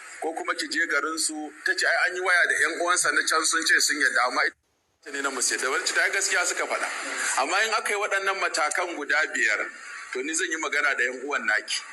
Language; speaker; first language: Hausa; native; Hausa